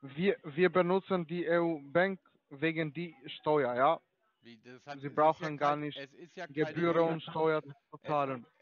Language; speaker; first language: German; non-native, learner; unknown